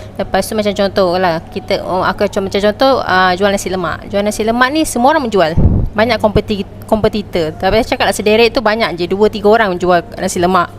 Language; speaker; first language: Malay; native; Malay